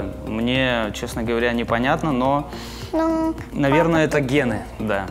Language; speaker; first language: Russian; native; Russian